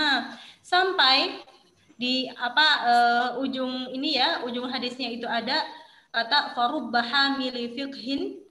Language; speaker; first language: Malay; non-native, local second language; Javanese